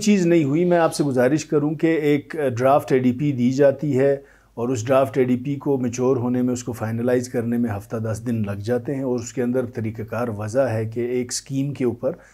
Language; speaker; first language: Urdu; native; Urdu